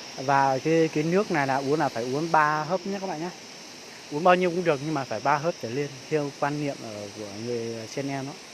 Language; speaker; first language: Vietnamese; non-native, local second language; Hmong